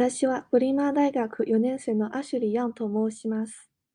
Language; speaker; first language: Japanese; non-native, learner; English